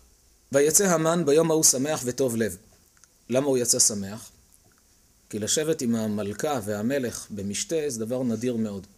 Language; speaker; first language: Hebrew; native; Hebrew